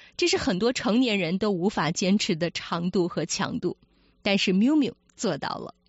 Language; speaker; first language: Chinese; native; Chinese